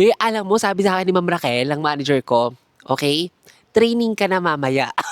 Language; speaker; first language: Filipino; native; Filipino